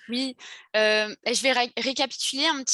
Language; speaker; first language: French; native; French